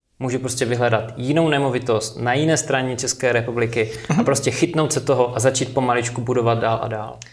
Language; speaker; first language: Czech; native; Czech